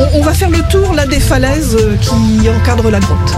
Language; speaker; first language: French; native; French